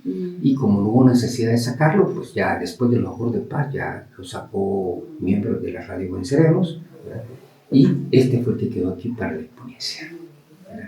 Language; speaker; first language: Spanish; native; Spanish